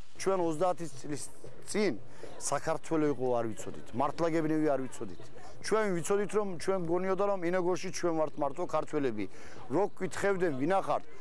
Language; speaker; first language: Georgian; early bilingual, heritage; Turkish